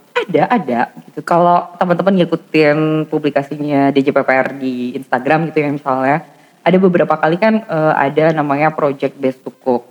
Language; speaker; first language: Indonesian; native; Indonesian